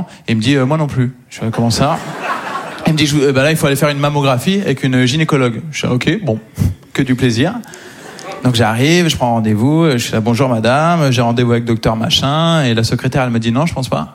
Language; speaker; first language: French; native; French